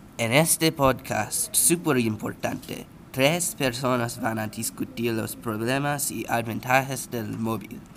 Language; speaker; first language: Spanish; non-native, learner; English